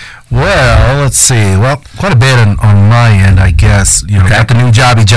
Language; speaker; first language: English; early bilingual, other home language; Spanish